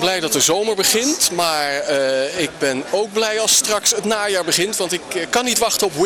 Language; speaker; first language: Dutch; native; Dutch